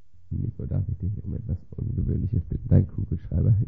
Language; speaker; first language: German; native; German